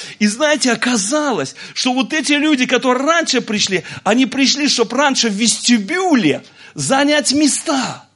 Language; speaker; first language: Russian; native; Russian